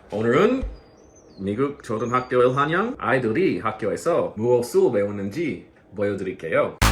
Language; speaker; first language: Korean; non-native, learner; English